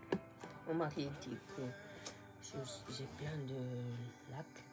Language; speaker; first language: French; non-native, fluent; Japanese